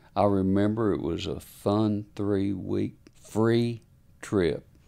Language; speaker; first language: English; native; English